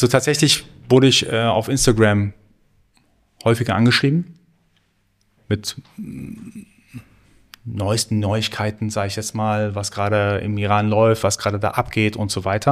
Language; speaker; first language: German; early bilingual, other home language; Persian